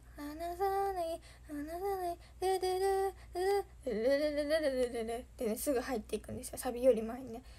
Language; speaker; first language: Japanese; native; Japanese